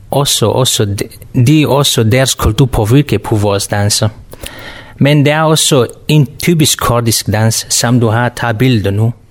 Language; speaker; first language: Danish; non-native, learner; Kurdish